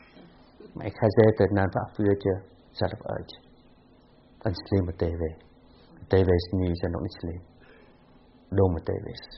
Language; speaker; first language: Dutch; non-native, fluent; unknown